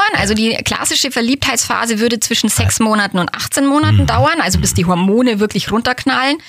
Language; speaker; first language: German; native; German